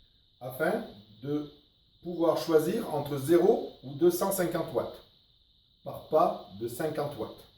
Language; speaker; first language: French; native; French